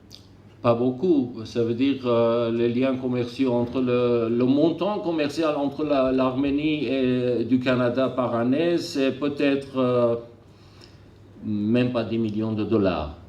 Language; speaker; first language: French; non-native, learner; Armenian